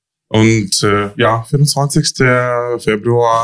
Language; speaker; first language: German; non-native, learner; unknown